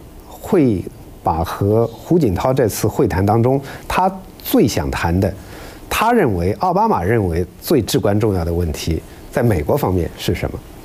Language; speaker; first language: Chinese; native; Chinese